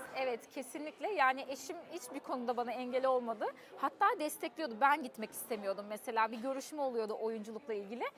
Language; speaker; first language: Turkish; early bilingual, heritage; Turkish